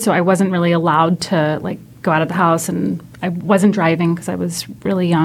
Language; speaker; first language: English; early bilingual, other home language; Persian